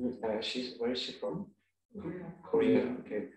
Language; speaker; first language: English; non-native, fluent; Ukrainian